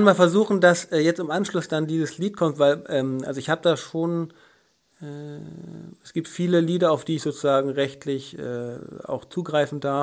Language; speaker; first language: German; native; German